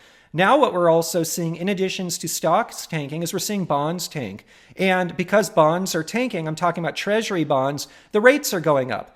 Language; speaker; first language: English; native; English